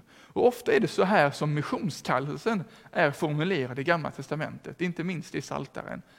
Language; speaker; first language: Swedish; native; Swedish